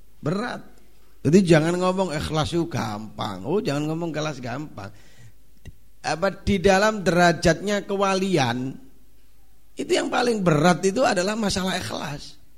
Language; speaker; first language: Indonesian; non-native, local second language; Javanese